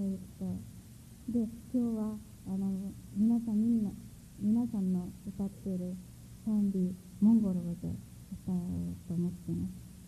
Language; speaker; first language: Japanese; non-native, fluent; Mongolian